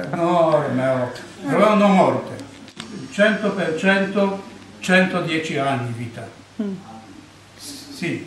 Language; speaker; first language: Italian; non-native, learner; Polish